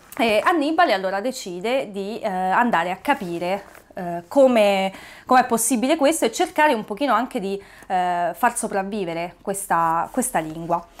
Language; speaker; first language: Italian; native; Italian